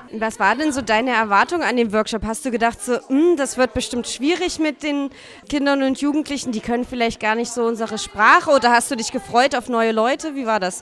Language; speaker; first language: German; native; German